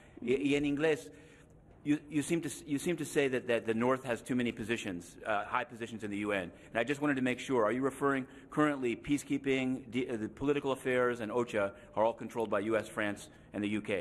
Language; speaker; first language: English; native; English